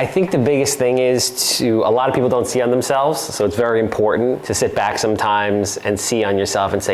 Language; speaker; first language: English; native; English